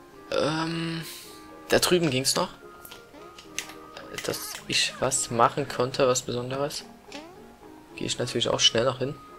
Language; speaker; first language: German; native; German